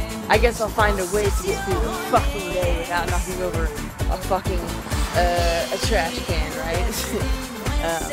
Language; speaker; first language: English; early bilingual, other home language; Spanish